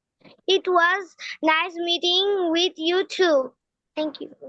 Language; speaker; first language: English; non-native, learner; Bangla